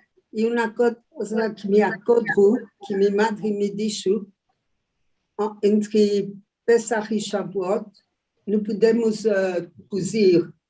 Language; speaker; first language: Spanish; early bilingual, heritage; Ladino